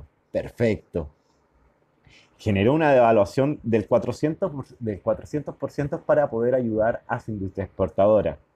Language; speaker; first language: Spanish; native; Spanish